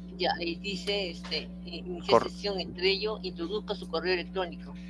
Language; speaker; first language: Spanish; native; Spanish